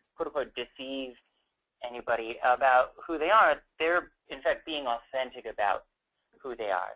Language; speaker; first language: English; native; English